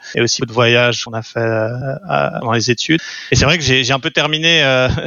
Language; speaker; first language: French; native; French